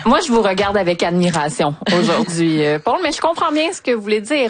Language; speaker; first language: French; native; French